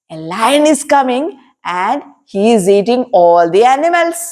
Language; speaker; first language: English; non-native, local second language; Malayalam